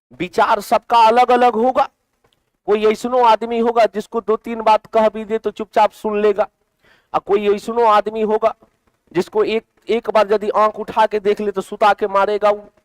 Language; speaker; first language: Hindi; native; Hindi